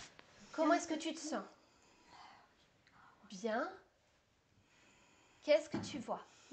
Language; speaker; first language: French; native; French